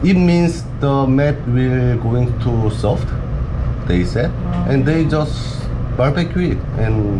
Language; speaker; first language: English; non-native, learner; Korean